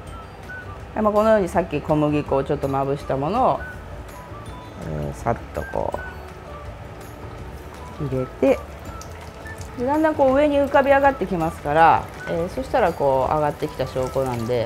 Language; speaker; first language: Japanese; native; Japanese